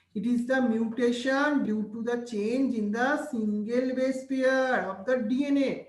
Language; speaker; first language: English; non-native, local second language; Bangla